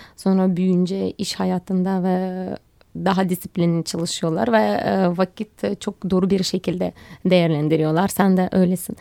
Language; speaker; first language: Turkish; non-native, fluent; Russian